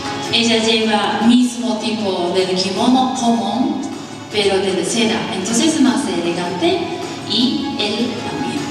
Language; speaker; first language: Spanish; non-native, learner; Japanese